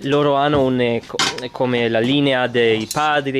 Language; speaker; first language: Italian; non-native, fluent; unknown